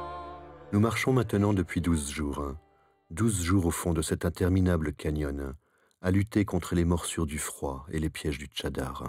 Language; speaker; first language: French; native; French